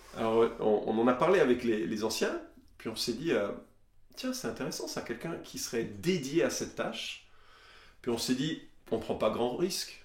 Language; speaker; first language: French; native; French